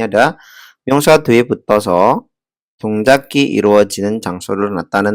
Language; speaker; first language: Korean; non-native, learner; Indonesian